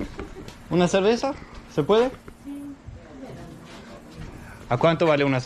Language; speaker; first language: Spanish; non-native, learner; Danish